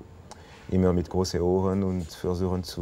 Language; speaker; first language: German; non-native, local second language; French